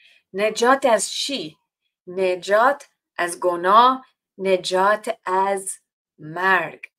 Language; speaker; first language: Persian; non-native, fluent; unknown